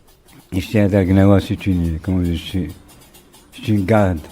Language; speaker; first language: French; non-native, local second language; Arabic